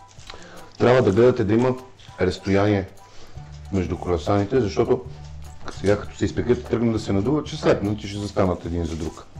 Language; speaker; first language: Bulgarian; native; Bulgarian